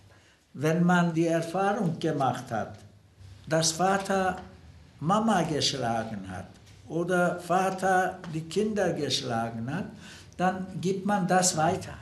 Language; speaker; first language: German; non-native, fluent; Turkish